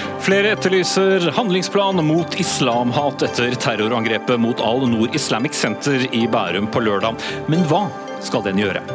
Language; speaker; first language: Norwegian; native; Norwegian